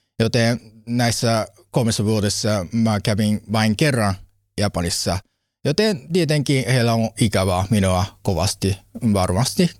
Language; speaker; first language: Finnish; non-native, learner; Japanese